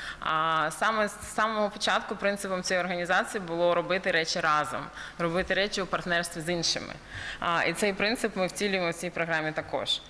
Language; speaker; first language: Ukrainian; early bilingual, heritage; Ukrainian